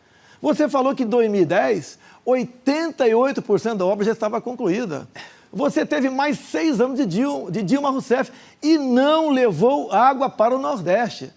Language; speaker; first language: Portuguese; native; Portuguese